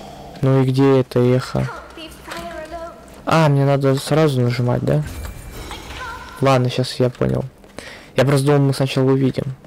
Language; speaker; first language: Russian; native; Russian